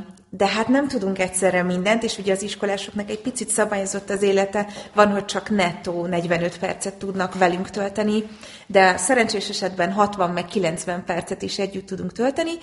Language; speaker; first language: Hungarian; native; Hungarian